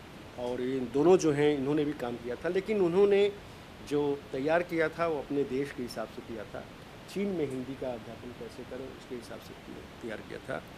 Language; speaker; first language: Hindi; native; Hindi